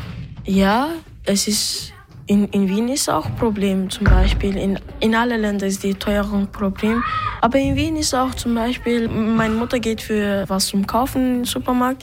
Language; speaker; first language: German; early bilingual, other home language; Turkish